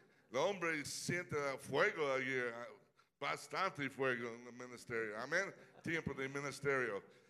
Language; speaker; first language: Spanish; non-native, learner; English